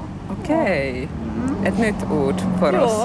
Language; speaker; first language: Swedish; non-native, local second language; Finnish